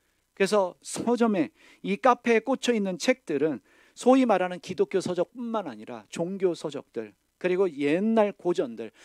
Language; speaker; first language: Korean; native; Korean